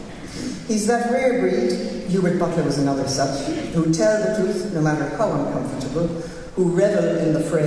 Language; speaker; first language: English; native; English